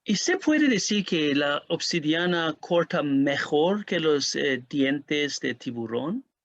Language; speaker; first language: Spanish; non-native, learner; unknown